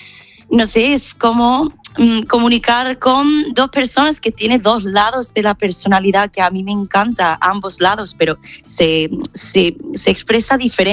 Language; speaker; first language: Spanish; non-native, fluent; English